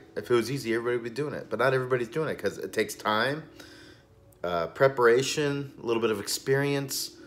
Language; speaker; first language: English; native; English